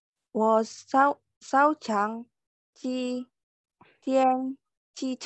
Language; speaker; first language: Chinese; non-native, learner; Malay